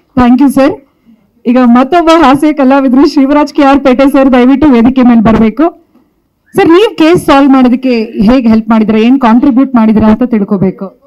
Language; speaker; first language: Kannada; native; Kannada